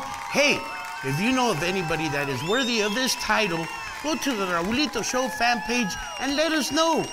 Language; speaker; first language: English; early bilingual, other home language; Spanish